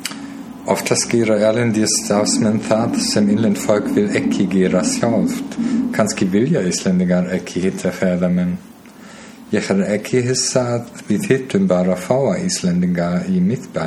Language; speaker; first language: Icelandic; non-native, learner; German